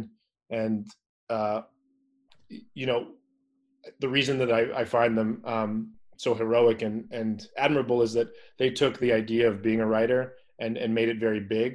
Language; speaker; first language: English; native; English